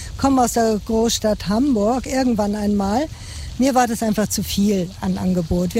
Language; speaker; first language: German; native; German